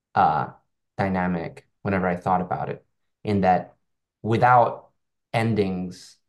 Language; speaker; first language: English; non-native, local second language; Cantonese